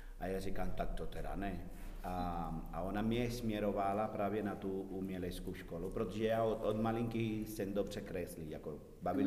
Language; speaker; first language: Czech; non-native, learner; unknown